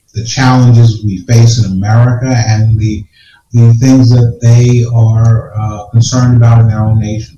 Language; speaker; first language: English; native; English